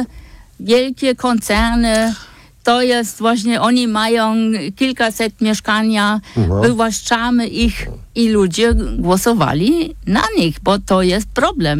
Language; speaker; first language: Polish; non-native, fluent; German